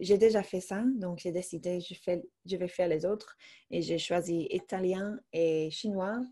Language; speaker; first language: French; non-native, fluent; English